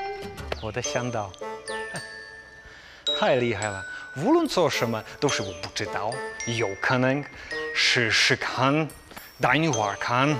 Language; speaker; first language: Chinese; non-native, learner; English